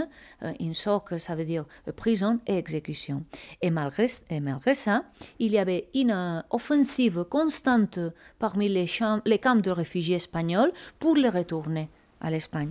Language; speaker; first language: French; non-native, fluent; Spanish